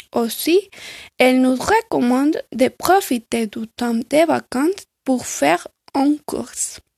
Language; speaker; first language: French; non-native, learner; Spanish